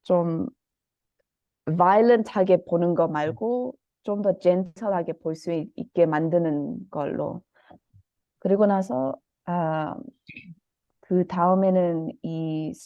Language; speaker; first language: Korean; early bilingual, heritage; Korean